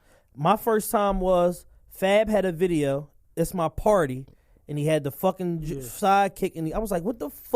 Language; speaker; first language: English; native; English